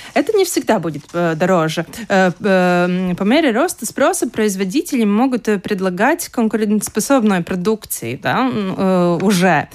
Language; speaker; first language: Russian; non-native, local second language; Latvian